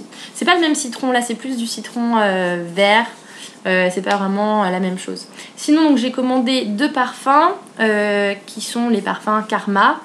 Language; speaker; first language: French; native; French